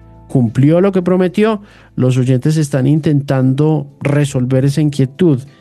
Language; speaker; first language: Spanish; native; Spanish